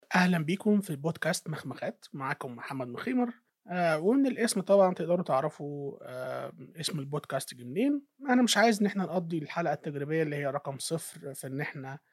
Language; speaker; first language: Arabic; native; Arabic